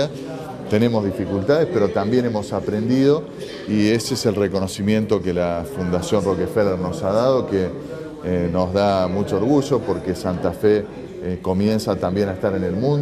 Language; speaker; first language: Spanish; native; Spanish